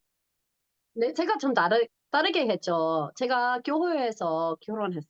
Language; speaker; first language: Korean; non-native, learner; English